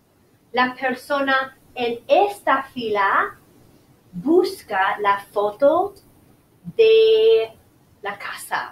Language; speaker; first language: Spanish; non-native, learner; English